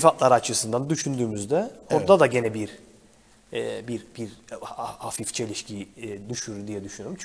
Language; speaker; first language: Turkish; native; Turkish